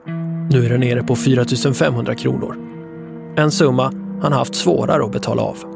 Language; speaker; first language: Swedish; native; Swedish